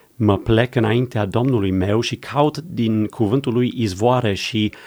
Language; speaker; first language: Romanian; non-native, fluent; English